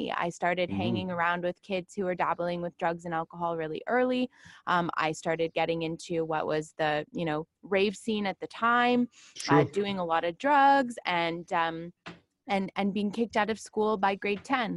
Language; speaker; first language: English; native; English